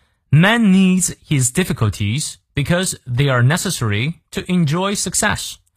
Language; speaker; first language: English; non-native, fluent; Chinese